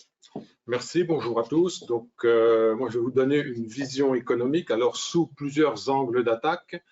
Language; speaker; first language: French; native; French